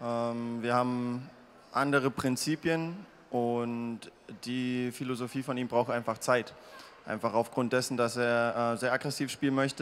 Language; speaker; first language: German; native; German